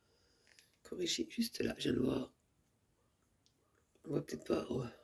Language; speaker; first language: French; native; French